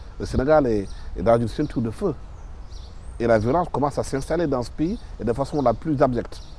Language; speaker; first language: French; non-native, local second language; Wolof